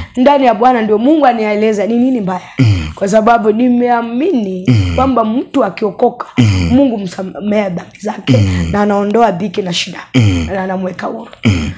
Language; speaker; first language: Swahili; non-native, local second language; Luo (Kenya and Tanzania)